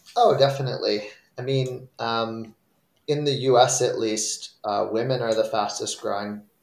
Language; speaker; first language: English; native; English